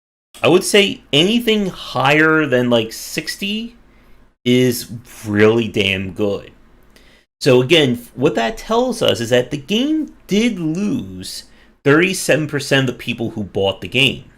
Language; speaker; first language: English; native; English